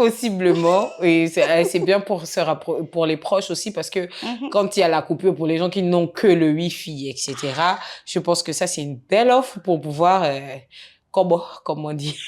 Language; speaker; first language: French; native; French